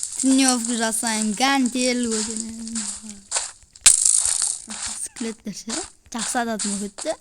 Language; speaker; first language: Kazakh; native; Kazakh